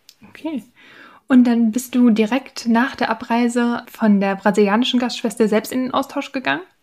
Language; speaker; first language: German; native; German